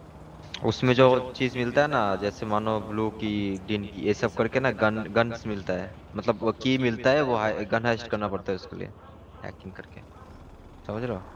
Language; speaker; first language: Hindi; native; Hindi